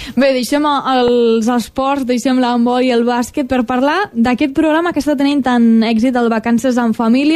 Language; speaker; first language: Catalan; native; Catalan